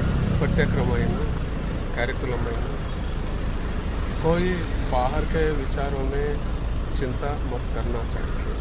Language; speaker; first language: Hindi; non-native, local second language; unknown